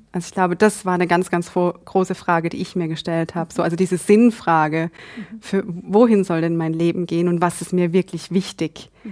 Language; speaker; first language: German; native; German